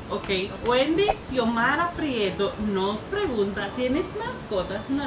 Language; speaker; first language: Spanish; native; Spanish